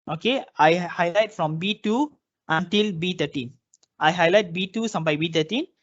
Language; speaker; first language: English; non-native, local second language; Malay